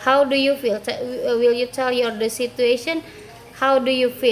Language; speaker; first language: English; non-native, fluent; Indonesian